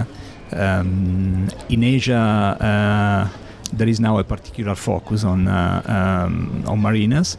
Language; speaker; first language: English; non-native, fluent; Italian